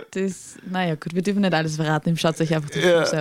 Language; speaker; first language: German; native; German